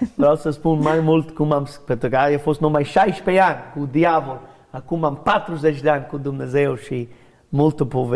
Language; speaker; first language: Romanian; non-native, learner; English